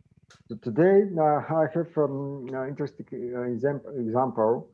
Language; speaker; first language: English; non-native, learner; Bulgarian